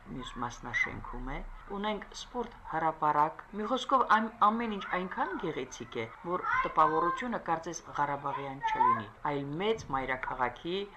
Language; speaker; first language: Armenian; native; Armenian